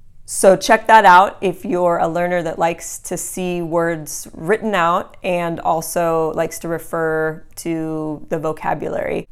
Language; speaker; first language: English; native; English